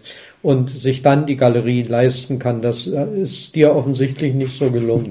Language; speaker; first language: German; native; German